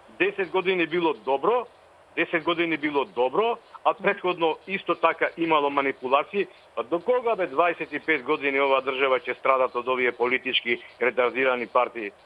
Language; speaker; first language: Macedonian; non-native, local second language; Albanian